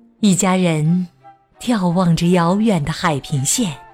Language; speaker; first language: Chinese; native; Chinese